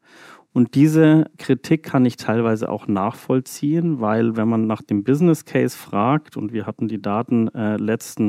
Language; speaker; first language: German; native; German